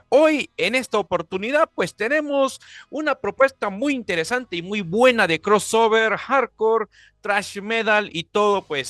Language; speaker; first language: Spanish; native; Spanish